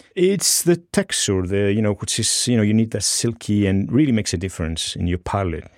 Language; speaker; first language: English; non-native, fluent; Greek